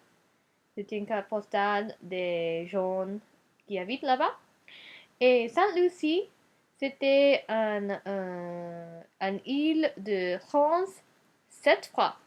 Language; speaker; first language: French; non-native, learner; Japanese